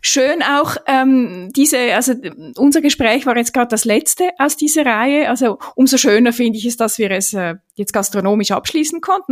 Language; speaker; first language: German; native; German